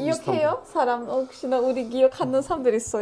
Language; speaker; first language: Korean; non-native, learner; Turkish